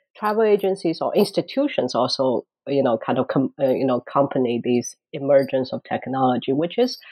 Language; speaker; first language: English; non-native, fluent; Chinese